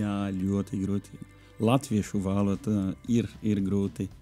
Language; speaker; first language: Latvian; non-native, learner; Portuguese